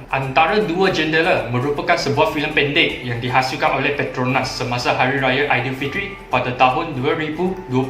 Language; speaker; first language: Malay; non-native, local second language; Chinese